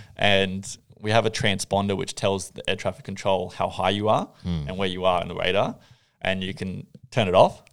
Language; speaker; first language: English; native; English